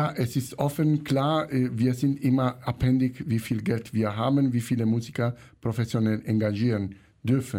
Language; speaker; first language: German; non-native, fluent; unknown